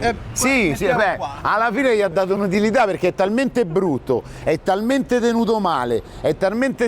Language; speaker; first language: Italian; native; Italian